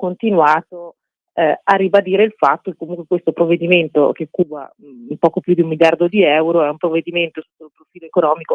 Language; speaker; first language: Italian; native; Italian